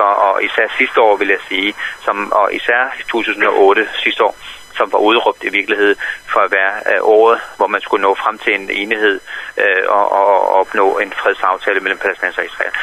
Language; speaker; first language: Danish; non-native, fluent; Arabic